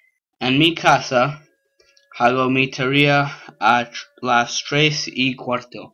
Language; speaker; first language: Spanish; non-native, learner; English